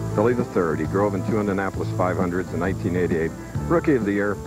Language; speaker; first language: English; native; English